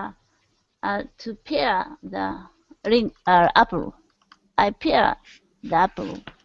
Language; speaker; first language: English; non-native, learner; Japanese